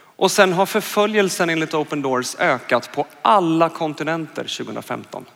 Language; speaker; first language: Swedish; native; Swedish